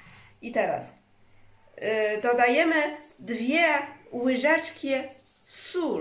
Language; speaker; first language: Polish; non-native, learner; Chinese